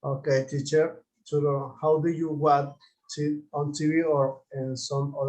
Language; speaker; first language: English; non-native, learner; Spanish